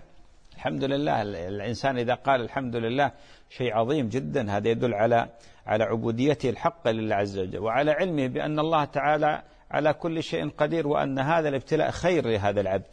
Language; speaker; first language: Arabic; native; Arabic